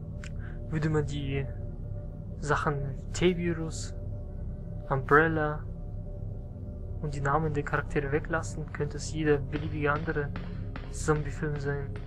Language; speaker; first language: German; native; German